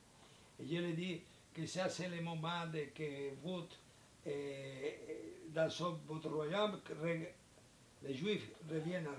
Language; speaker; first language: French; non-native, learner; Spanish